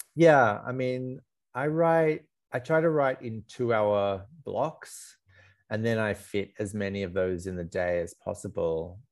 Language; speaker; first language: English; native; English